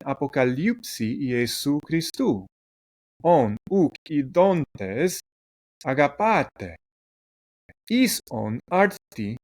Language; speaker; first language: Greek; non-native, fluent; English